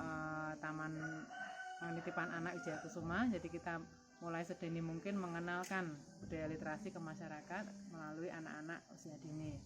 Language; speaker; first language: Indonesian; native; Indonesian